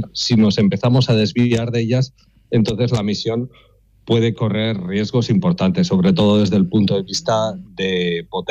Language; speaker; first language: Spanish; native; Spanish